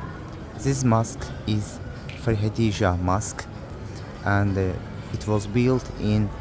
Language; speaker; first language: English; non-native, learner; Azerbaijani